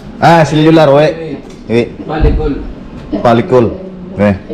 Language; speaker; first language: French; non-native, learner; Filipino